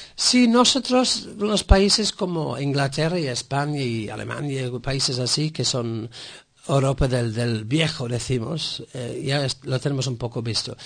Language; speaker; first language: Spanish; non-native, fluent; English